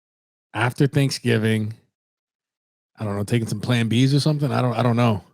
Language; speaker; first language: English; native; English